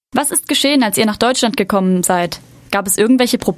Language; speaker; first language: German; native; German